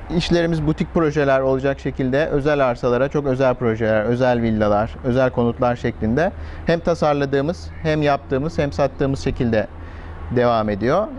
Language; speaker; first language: Turkish; native; Turkish